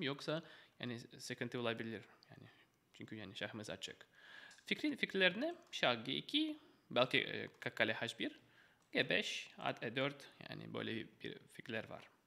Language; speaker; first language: Turkish; non-native, fluent; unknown